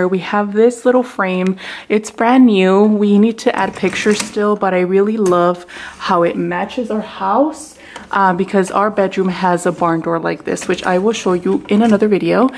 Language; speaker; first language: English; early bilingual, other home language; Spanish